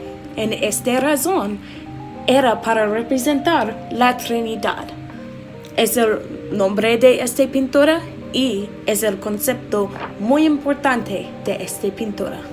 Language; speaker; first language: Spanish; non-native, learner; English